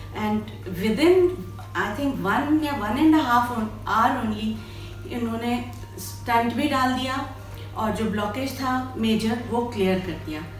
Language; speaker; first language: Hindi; native; Hindi